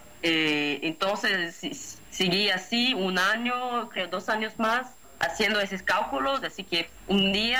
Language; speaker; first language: Spanish; non-native, fluent; Portuguese